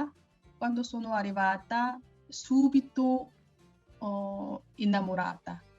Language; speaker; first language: Italian; non-native, learner; Korean